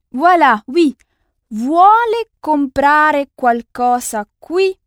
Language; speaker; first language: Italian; non-native, fluent; French